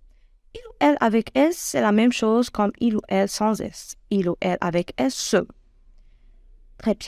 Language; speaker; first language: French; non-native, local second language; Arabic